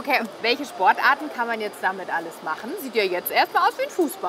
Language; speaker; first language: German; native; German